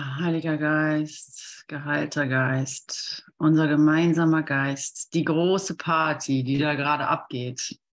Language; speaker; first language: German; native; German